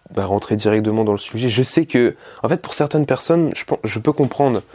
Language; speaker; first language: French; native; French